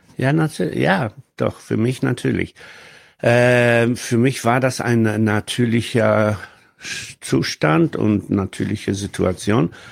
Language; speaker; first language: German; non-native, fluent; Polish